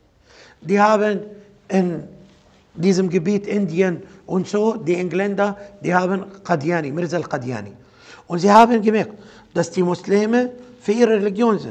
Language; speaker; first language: German; non-native, fluent; Arabic